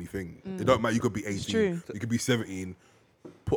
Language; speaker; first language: English; native; English